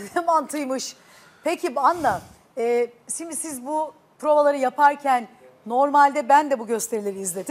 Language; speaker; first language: Turkish; native; Turkish